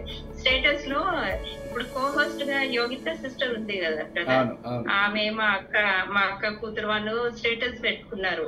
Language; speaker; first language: Telugu; non-native, local second language; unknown